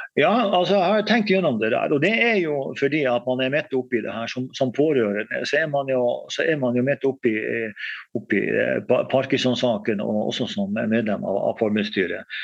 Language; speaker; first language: Norwegian; native; Norwegian